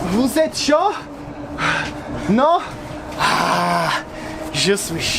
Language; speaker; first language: French; non-native, learner; English